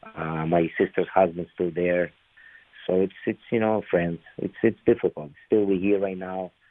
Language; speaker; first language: English; non-native, fluent; Ukrainian